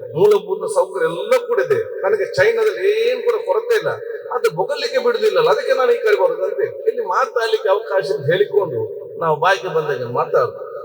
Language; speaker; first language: Kannada; non-native, local second language; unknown